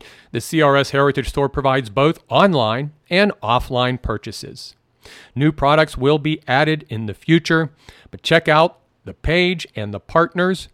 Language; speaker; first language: English; native; English